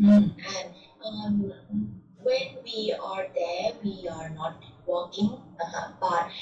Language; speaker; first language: English; non-native, learner; Thai